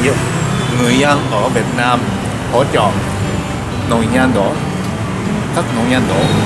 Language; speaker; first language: Vietnamese; non-native, learner; Japanese